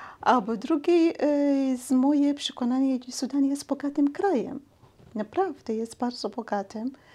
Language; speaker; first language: Polish; non-native, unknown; Arabic